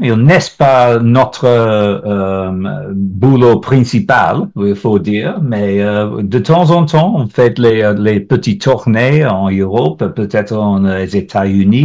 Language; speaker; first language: French; non-native, learner; English